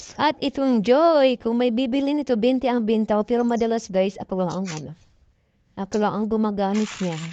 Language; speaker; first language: Filipino; non-native, local second language; Cebuano